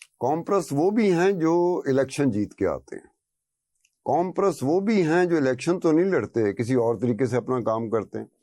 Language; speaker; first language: Urdu; non-native, local second language; Brahui